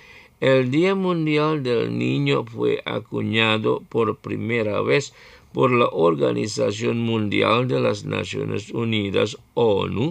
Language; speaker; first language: Spanish; non-native, fluent; Indonesian